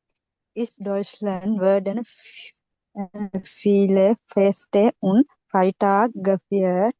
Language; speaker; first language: German; non-native, learner; Sinhala